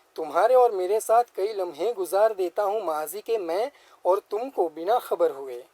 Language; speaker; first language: Hindi; non-native, local second language; Gujarati